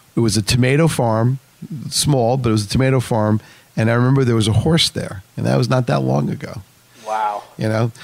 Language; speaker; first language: English; native; English